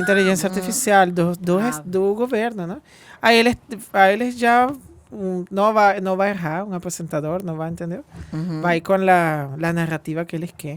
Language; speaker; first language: Portuguese; non-native, fluent; Spanish